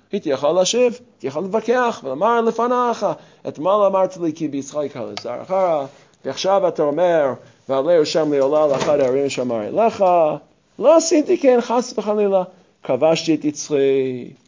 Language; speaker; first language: Hebrew; non-native, fluent; English